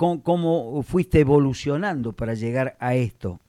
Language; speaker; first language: Spanish; native; Spanish